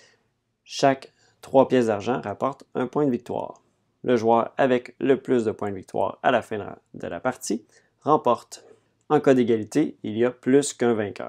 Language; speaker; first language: French; native; French